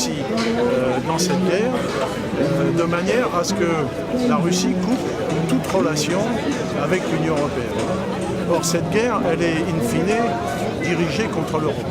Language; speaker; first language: French; native; French